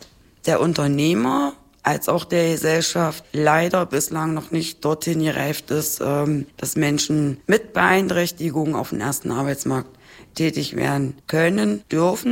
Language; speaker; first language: German; native; German